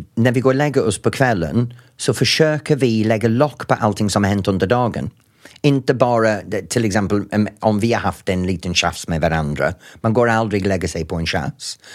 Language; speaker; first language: Swedish; non-native, fluent; English